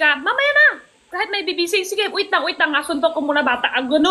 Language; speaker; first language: Filipino; non-native, learner; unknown